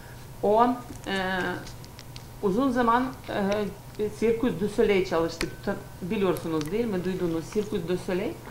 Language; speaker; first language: Turkish; non-native, learner; Ukrainian